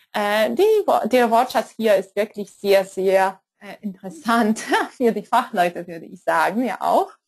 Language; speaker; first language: German; non-native, fluent; Polish